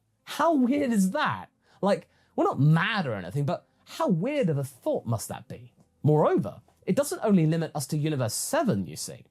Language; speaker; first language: English; native; English